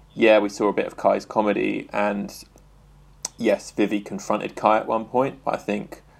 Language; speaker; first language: English; native; English